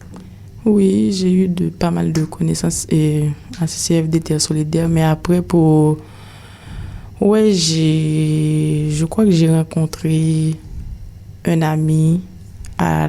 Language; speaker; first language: French; non-native, local second language; Haitian Creole